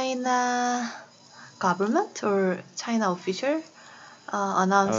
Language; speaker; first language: English; non-native, learner; Korean